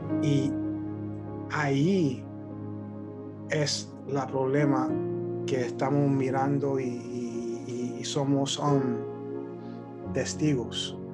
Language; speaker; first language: Spanish; early bilingual, heritage; Spanish